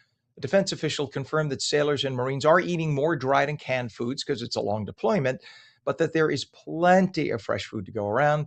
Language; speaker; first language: English; native; English